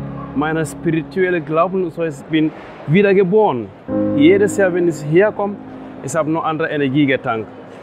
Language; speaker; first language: German; non-native, learner; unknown